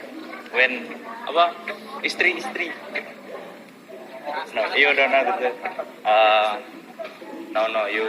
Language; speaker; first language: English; non-native, learner; Indonesian